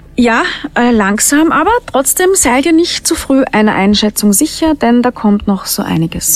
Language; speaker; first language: German; native; German